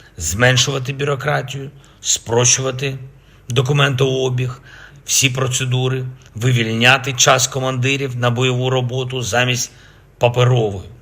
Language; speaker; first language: Ukrainian; non-native, local second language; Russian